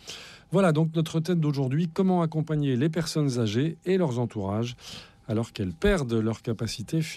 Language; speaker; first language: French; native; French